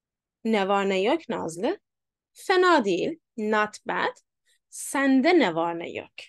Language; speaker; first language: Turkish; non-native, fluent; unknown